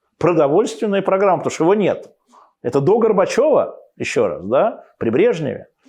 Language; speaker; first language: Russian; native; Russian